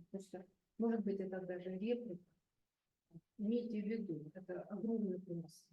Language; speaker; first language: Russian; native; Russian